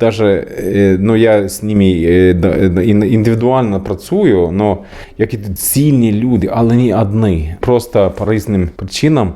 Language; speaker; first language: Ukrainian; non-native, learner; Swedish